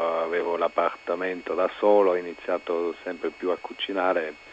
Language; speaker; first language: Italian; non-native, local second language; German